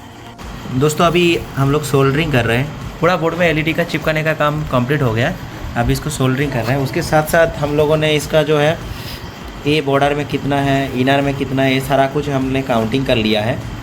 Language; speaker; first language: Hindi; non-native, local second language; Odia